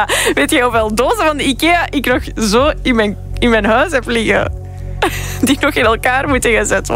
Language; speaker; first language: Dutch; native; Dutch